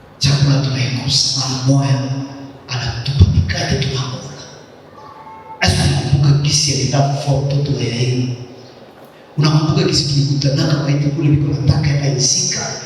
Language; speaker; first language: Swahili; native; Swahili